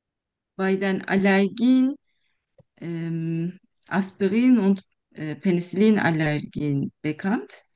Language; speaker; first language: German; non-native, fluent; Turkish